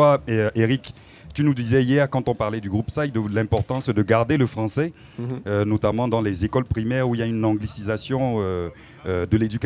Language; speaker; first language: French; native; French